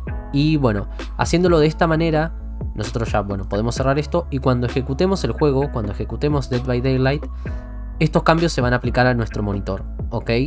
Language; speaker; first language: Spanish; native; Spanish